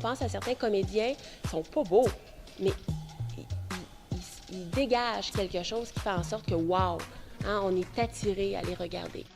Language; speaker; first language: French; native; French